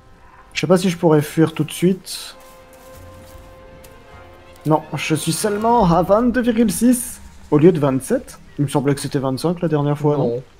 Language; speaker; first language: French; native; French